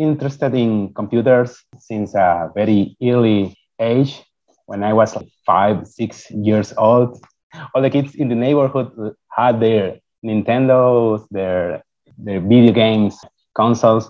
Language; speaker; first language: English; non-native, fluent; Spanish